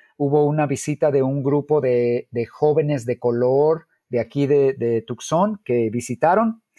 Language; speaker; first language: Spanish; native; Spanish